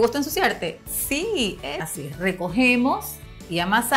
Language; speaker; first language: Spanish; native; Spanish